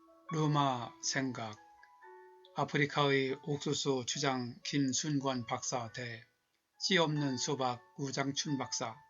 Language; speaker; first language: Korean; native; Korean